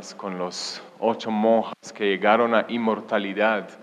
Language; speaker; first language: Spanish; non-native, fluent; Hebrew